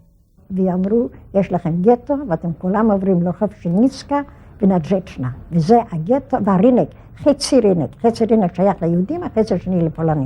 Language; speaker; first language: Hebrew; non-native, fluent; Polish